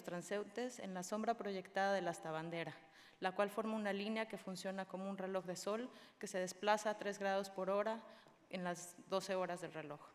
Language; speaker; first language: Spanish; native; Spanish